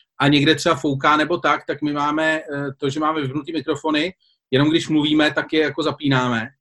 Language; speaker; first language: Czech; native; Czech